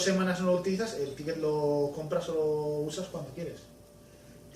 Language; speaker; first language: Spanish; native; Spanish